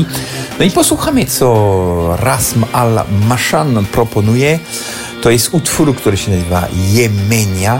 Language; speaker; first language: Polish; non-native, fluent; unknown